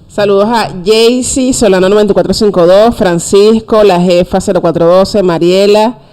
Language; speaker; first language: Spanish; native; Spanish